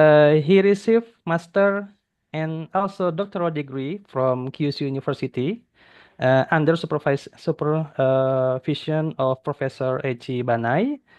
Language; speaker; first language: English; non-native, fluent; Indonesian